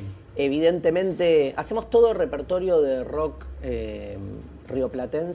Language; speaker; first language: Spanish; native; Spanish